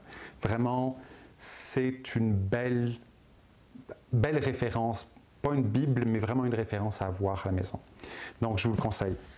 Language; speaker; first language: French; native; French